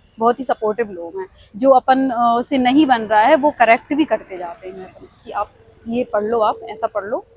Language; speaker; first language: Hindi; native; Hindi